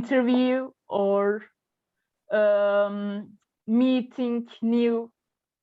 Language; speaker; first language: English; non-native, learner; Turkish